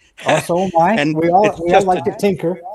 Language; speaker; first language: English; native; English